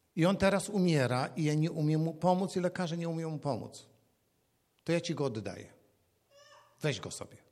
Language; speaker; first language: Polish; native; Polish